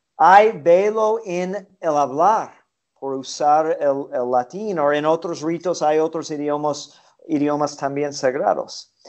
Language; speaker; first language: Spanish; non-native, fluent; English